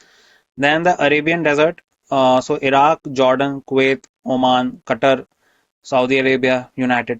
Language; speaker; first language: English; non-native, local second language; Hindi